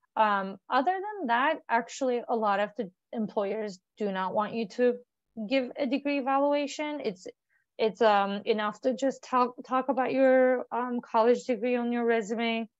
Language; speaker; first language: English; non-native, fluent; Turkish